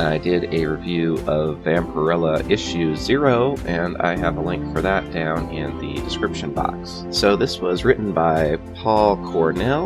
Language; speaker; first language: English; native; English